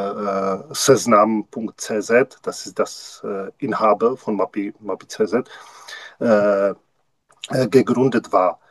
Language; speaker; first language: German; non-native, learner; Czech